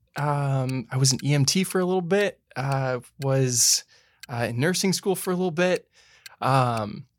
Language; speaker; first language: English; native; English